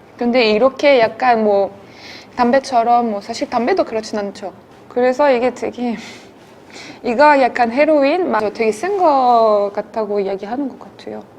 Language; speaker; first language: Korean; non-native, fluent; French